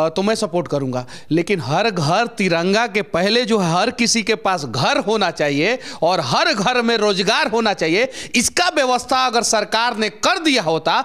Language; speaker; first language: Hindi; native; Hindi